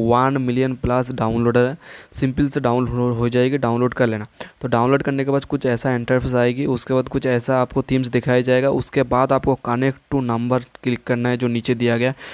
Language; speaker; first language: Hindi; non-native, local second language; Bangla